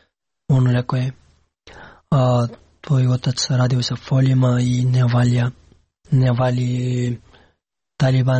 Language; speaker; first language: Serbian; non-native, learner; Pashto